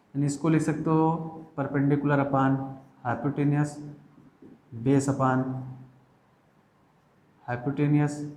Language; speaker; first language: Hindi; native; Hindi